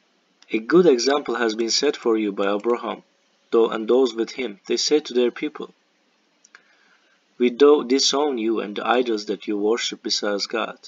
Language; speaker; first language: English; non-native, fluent; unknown